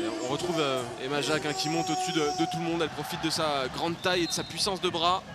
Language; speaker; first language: French; native; French